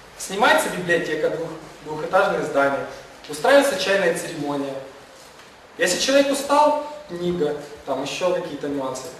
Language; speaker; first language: Russian; non-native, local second language; Ukrainian